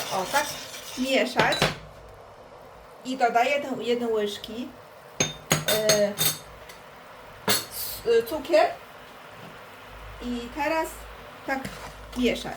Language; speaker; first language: Polish; non-native, learner; Chinese